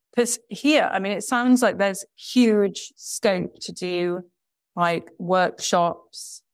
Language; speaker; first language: English; native; English